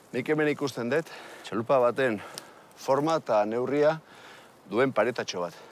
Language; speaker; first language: Basque; native; Basque